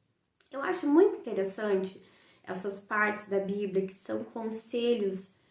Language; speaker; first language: Portuguese; native; Portuguese